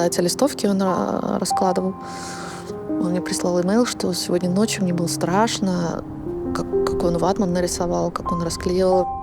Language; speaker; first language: Russian; native; Russian